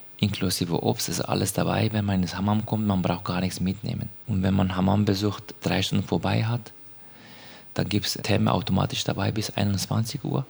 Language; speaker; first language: German; non-native, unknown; Turkish